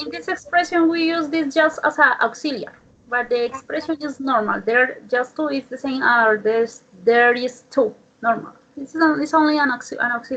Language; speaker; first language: English; non-native, learner; Spanish